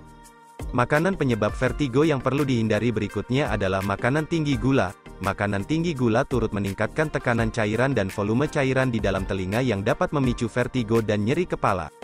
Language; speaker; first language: Indonesian; native; Indonesian